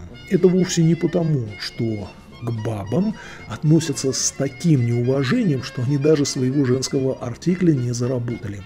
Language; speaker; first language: Russian; native; Russian